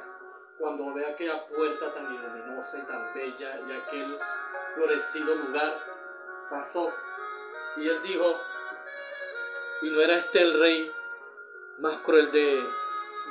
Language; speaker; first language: Spanish; native; Spanish